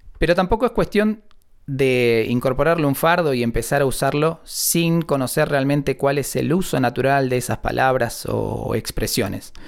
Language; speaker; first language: Spanish; native; Spanish